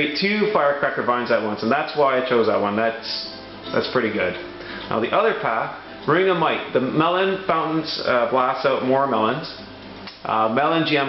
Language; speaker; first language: English; native; English